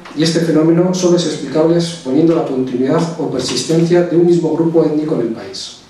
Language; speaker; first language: Spanish; non-native, local second language; Basque